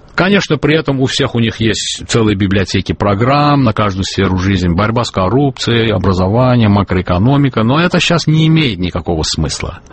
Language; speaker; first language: Russian; non-native, local second language; Azerbaijani